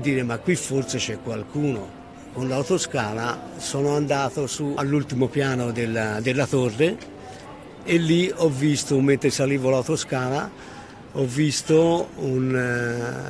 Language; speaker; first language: Italian; native; Italian